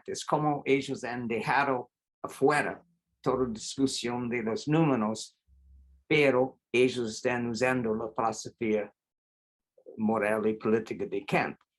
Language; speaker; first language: Spanish; non-native, fluent; English